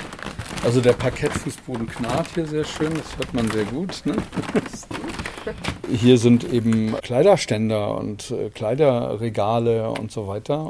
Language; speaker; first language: German; native; German